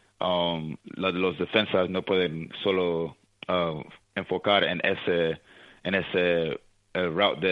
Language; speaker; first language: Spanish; early bilingual, heritage; Spanish